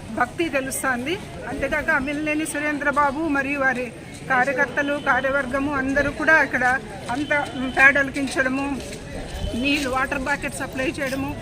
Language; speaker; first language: Telugu; native; Telugu